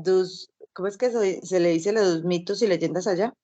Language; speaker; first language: Spanish; native; Spanish